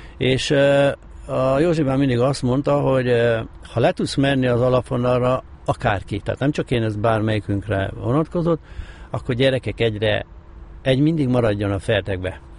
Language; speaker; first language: Hungarian; native; Hungarian